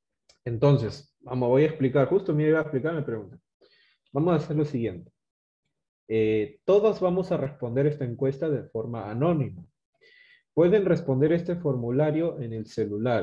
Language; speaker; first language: Spanish; native; Spanish